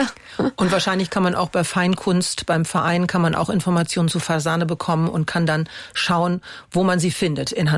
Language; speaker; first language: German; native; German